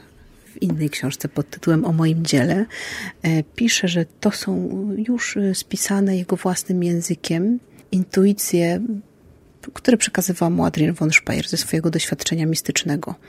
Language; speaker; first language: Polish; native; Polish